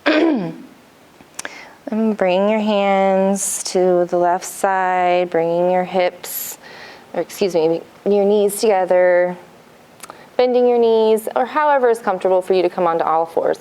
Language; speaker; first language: English; native; English